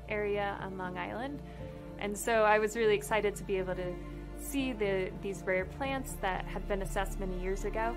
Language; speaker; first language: English; native; English